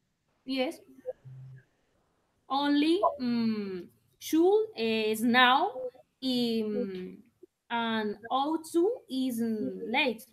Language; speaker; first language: English; non-native, learner; Spanish